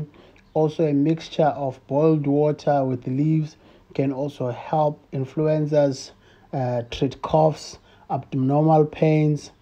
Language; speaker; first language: English; non-native, local second language; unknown